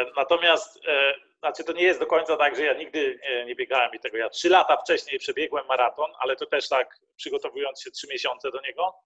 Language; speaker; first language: Polish; early bilingual, heritage; Polish